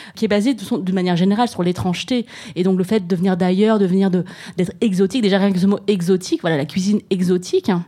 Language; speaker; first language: French; native; French